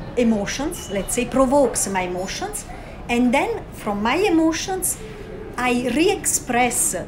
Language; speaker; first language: English; non-native, fluent; Italian